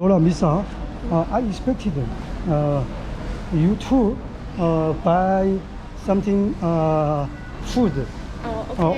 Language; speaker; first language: English; non-native, learner; Korean